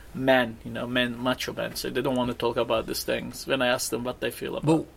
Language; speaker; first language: English; non-native, fluent; Turkish